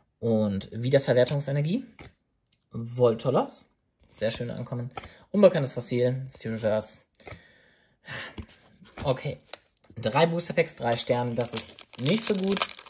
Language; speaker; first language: German; native; German